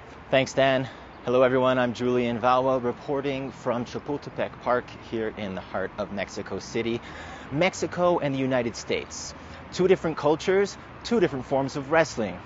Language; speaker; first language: English; native; English